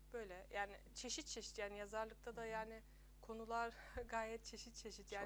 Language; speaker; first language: Turkish; early bilingual, heritage; Turkish